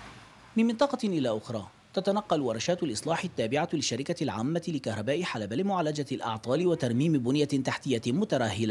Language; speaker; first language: Arabic; native; Arabic